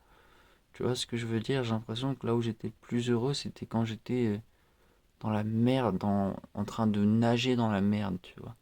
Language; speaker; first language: French; native; French